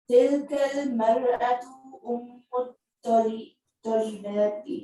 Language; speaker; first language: Arabic; non-native, learner; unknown